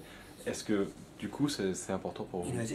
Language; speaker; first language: French; native; French